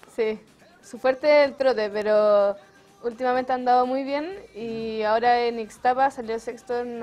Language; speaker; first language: Spanish; native; Spanish